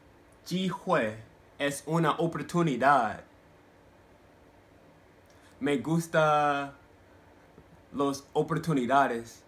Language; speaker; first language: Spanish; non-native, learner; English